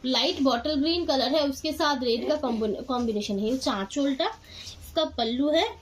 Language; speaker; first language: Hindi; non-native, local second language; Bangla